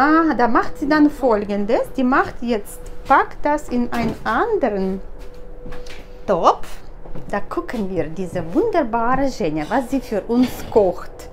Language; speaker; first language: German; non-native, fluent; Russian